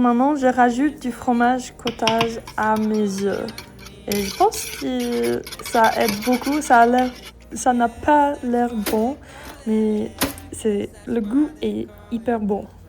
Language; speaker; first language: French; non-native, learner; English